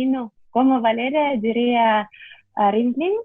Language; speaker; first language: Spanish; non-native, fluent; Russian